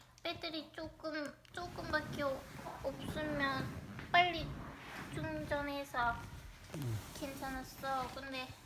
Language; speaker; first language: Korean; non-native, learner; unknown